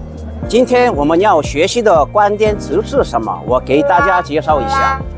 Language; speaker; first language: Chinese; non-native, fluent; Korean